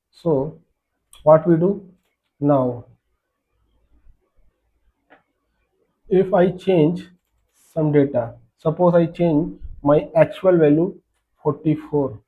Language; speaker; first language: English; non-native, local second language; Hindi